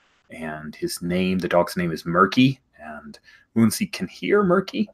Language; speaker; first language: English; native; English